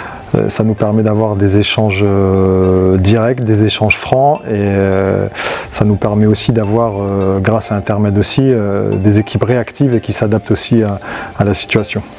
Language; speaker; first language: French; native; French